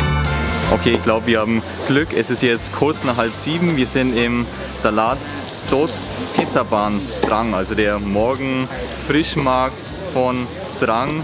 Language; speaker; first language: German; native; German